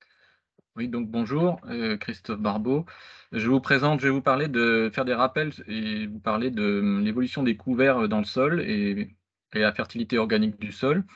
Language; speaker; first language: French; native; French